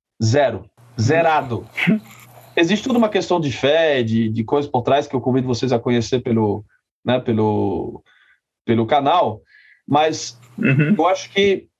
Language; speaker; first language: Portuguese; non-native, fluent; French